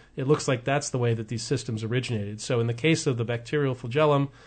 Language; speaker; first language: English; native; English